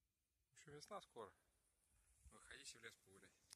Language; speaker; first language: Russian; native; Russian